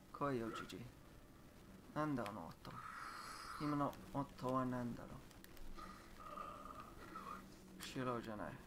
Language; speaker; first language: Japanese; non-native, learner; English